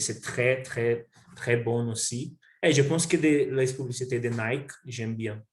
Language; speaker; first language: French; non-native, learner; Portuguese